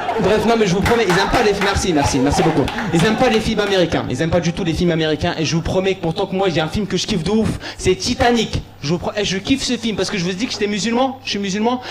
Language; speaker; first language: French; early bilingual, other home language; Arabic